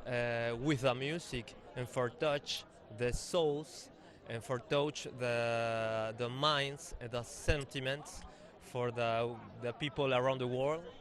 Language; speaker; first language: English; non-native, learner; French